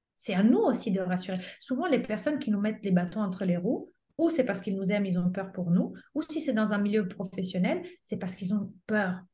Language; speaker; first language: French; non-native, fluent; Italian